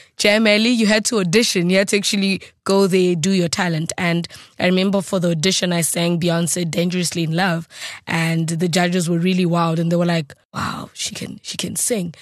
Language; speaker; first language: English; non-native, local second language; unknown